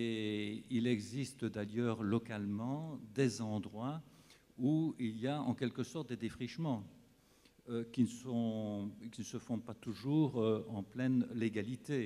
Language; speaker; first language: French; native; French